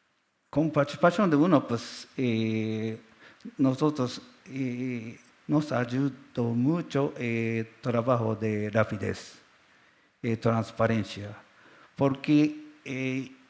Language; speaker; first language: Spanish; non-native, learner; Japanese